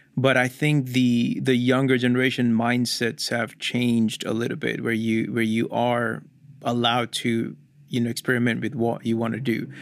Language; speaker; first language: English; non-native, local second language; Hindi